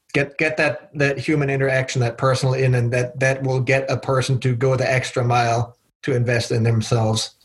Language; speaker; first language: English; non-native, fluent; German